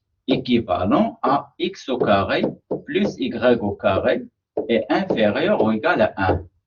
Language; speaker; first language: French; non-native, local second language; Arabic